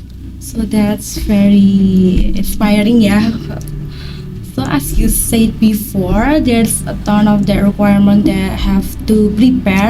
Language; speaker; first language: English; non-native, learner; Indonesian